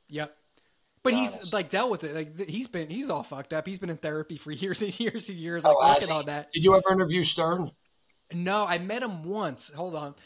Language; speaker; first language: English; native; English